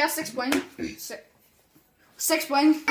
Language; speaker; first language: Norwegian; non-native, fluent; Arabic